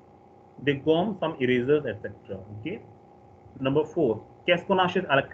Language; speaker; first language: French; non-native, fluent; Hindi